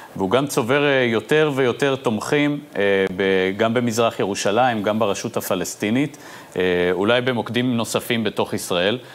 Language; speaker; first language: Hebrew; native; Hebrew